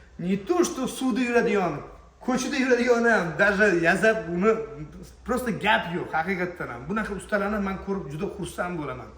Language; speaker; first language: Uzbek; native; Uzbek